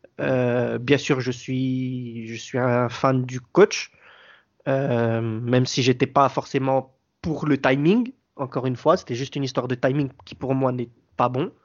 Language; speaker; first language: French; native; French